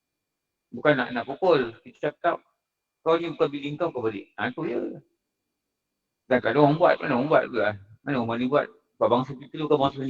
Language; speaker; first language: Malay; native; Malay